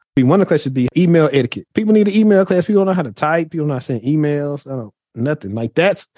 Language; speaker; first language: English; native; English